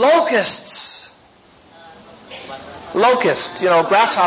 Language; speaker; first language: English; native; English